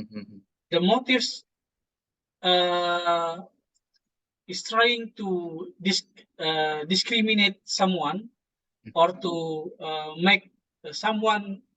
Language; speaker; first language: English; non-native, fluent; Indonesian